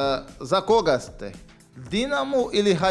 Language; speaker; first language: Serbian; non-native, learner; Portuguese